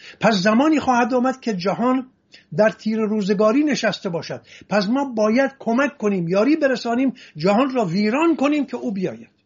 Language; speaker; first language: Persian; non-native, local second language; Assyrian Neo-Aramaic